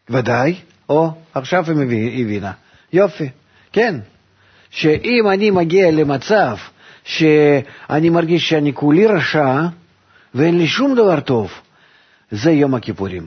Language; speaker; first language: Hebrew; non-native, fluent; Russian